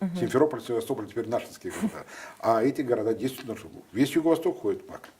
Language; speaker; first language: Russian; native; Russian